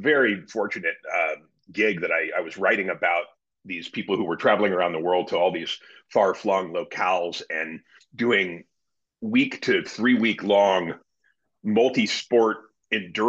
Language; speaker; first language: English; native; English